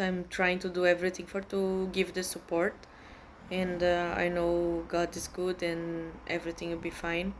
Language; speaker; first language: English; non-native, learner; Portuguese